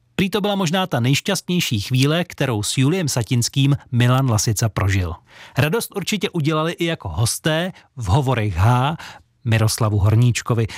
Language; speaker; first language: Czech; native; Czech